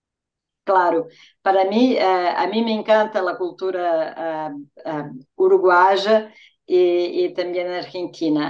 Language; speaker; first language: Spanish; non-native, fluent; Portuguese